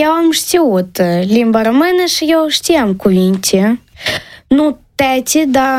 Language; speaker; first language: Romanian; non-native, local second language; Ukrainian